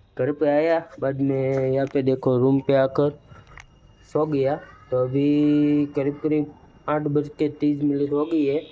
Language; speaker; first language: Hindi; non-native, local second language; Gujarati